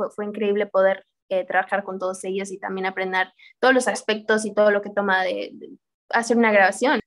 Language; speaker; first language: Spanish; early bilingual, heritage; Spanish